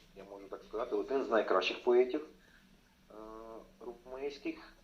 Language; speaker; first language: Ukrainian; non-native, local second language; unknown